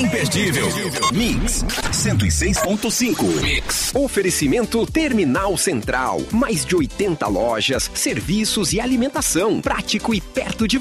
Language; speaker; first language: Portuguese; native; Portuguese